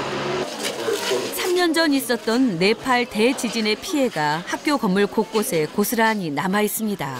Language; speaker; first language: Korean; native; Korean